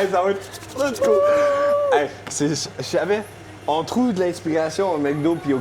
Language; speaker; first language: French; native; French